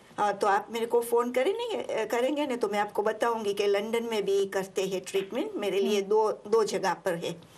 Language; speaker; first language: Hindi; non-native, local second language; Marathi